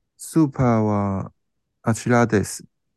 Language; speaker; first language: Japanese; non-native, learner; Chinese